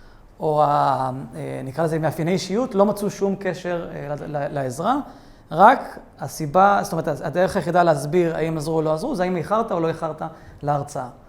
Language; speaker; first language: Hebrew; native; Hebrew